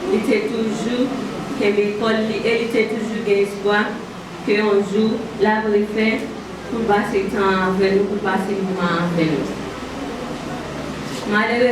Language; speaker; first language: French; non-native, learner; Haitian Creole